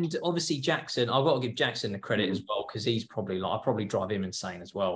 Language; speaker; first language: English; native; English